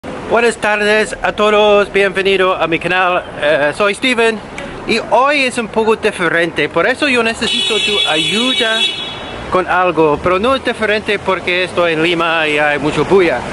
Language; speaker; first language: Spanish; non-native, learner; English